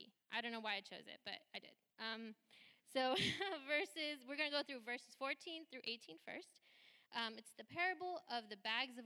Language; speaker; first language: English; early bilingual, other home language; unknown